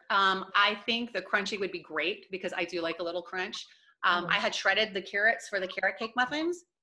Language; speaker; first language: English; native; English